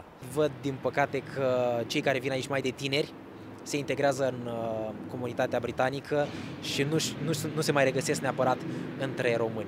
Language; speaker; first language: Romanian; native; Romanian